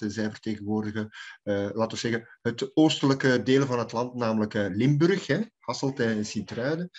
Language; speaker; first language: Dutch; native; Dutch